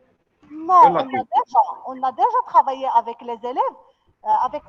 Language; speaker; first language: French; non-native, local second language; Arabic